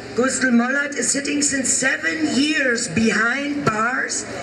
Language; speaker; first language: English; non-native, fluent; German